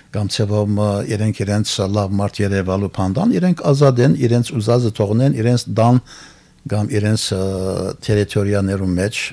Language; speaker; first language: Armenian; early bilingual, heritage; Armenian